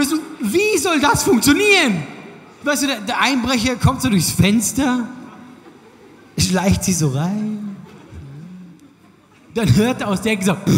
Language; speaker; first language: German; native; German